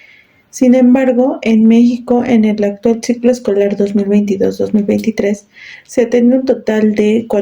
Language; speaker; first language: Spanish; native; Spanish